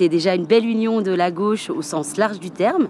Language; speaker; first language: French; native; French